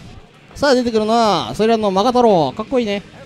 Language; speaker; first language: Japanese; native; Japanese